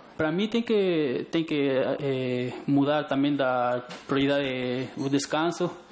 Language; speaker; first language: Portuguese; non-native, fluent; Spanish